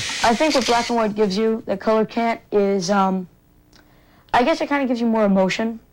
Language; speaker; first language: English; native; English